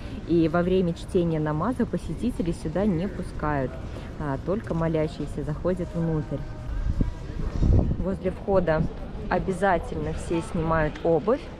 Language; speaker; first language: Russian; native; Russian